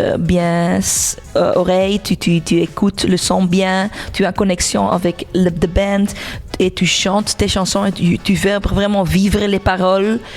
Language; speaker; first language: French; non-native, local second language; Dutch